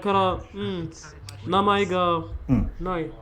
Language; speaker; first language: Japanese; non-native, learner; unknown